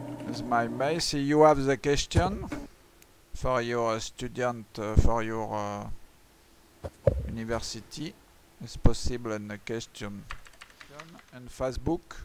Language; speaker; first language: English; non-native, learner; French